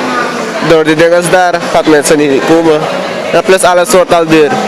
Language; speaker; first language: Dutch; non-native, local second language; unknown